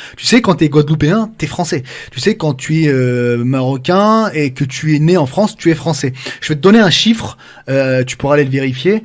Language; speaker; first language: French; early bilingual, other home language; Arabic